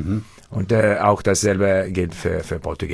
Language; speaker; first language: German; non-native, learner; English